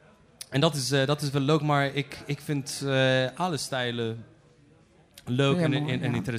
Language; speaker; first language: Dutch; non-native, fluent; Polish